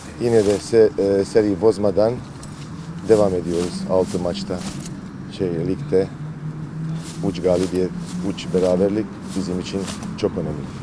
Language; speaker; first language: Turkish; non-native, learner; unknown